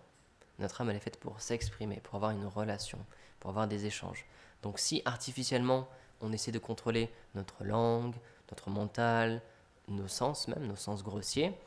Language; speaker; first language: French; native; French